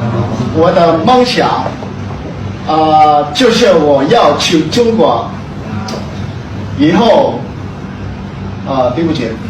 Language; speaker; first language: Chinese; non-native, learner; Indonesian